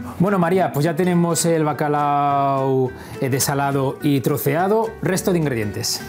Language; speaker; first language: Spanish; native; Spanish